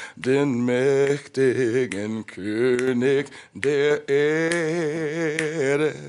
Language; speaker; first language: German; non-native, fluent; English